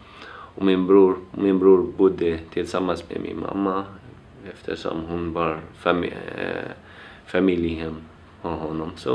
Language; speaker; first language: Swedish; non-native, fluent; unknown